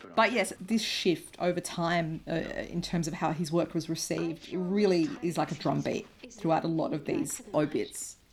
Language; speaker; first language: English; native; English